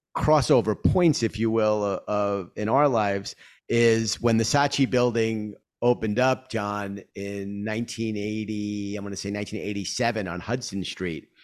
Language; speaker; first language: English; native; English